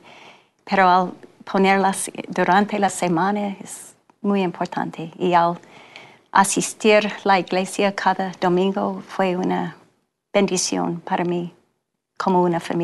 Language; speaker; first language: Spanish; non-native, fluent; English